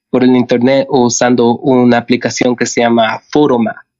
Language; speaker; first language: Spanish; early bilingual, other home language; English